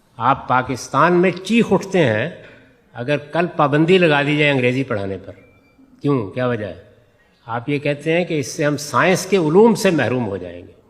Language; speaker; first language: Urdu; native; Urdu